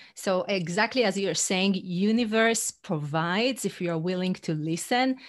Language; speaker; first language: English; non-native, fluent; Hebrew